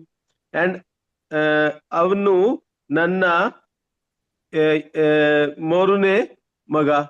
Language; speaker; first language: Kannada; non-native, learner; Hindi